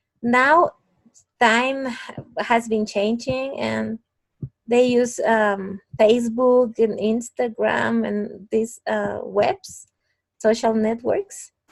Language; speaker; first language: English; non-native, fluent; Spanish